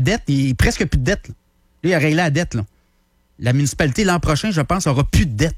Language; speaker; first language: French; native; French